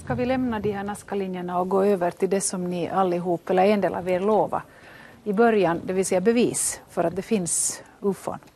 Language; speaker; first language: Swedish; native; Swedish